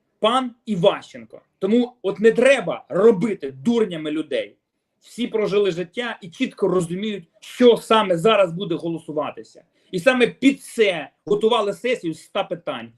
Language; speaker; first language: Ukrainian; native; Ukrainian